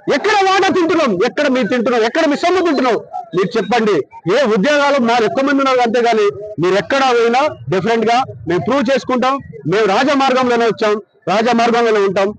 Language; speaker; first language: Telugu; non-native, local second language; Lambadi